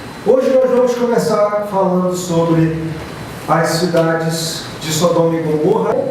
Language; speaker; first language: Portuguese; native; Portuguese